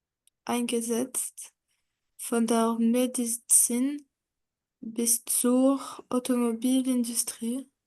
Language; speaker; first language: German; non-native, learner; French